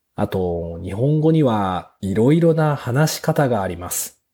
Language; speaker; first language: Japanese; native; Japanese